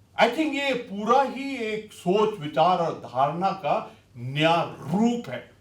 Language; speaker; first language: Hindi; non-native, local second language; Punjabi